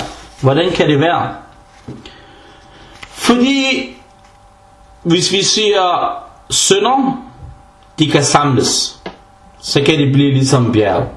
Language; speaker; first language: Danish; early bilingual, other home language; Arabic